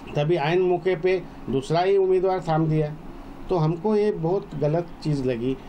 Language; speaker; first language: Hindi; non-native, local second language; Marathi